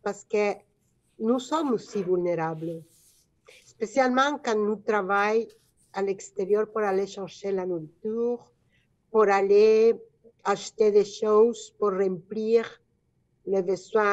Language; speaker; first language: French; non-native, fluent; Spanish